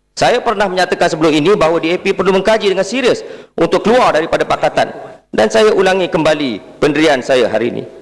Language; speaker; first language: Malay; native; Malay